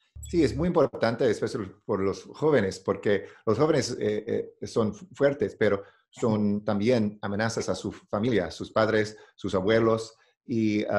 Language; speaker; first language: Spanish; non-native, learner; English